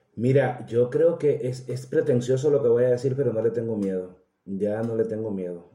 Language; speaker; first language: Spanish; native; Spanish